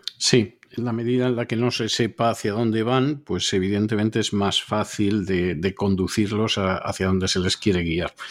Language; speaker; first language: Spanish; native; Spanish